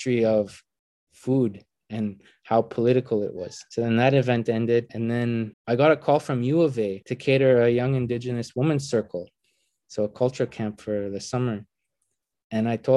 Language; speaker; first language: English; native; English